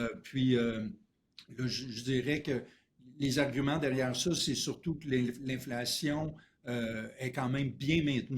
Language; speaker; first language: French; native; French